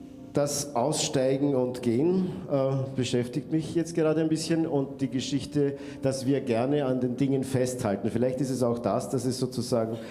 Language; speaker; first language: German; native; German